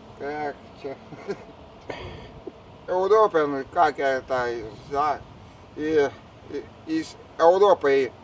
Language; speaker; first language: Russian; non-native, learner; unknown